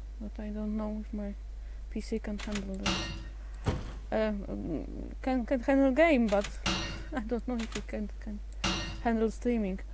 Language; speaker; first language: English; non-native, fluent; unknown